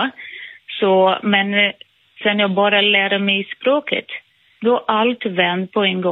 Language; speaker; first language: Swedish; non-native, fluent; Portuguese